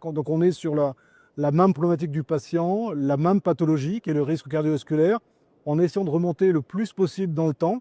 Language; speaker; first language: French; native; French